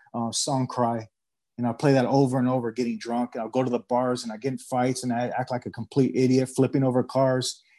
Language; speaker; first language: English; native; English